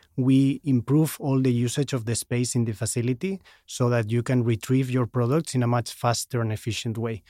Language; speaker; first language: English; non-native, fluent; Spanish